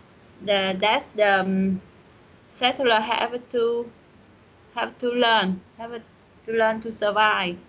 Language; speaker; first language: English; non-native, learner; Vietnamese